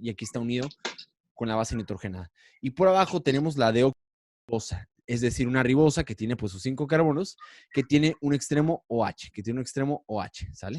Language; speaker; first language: Spanish; native; Spanish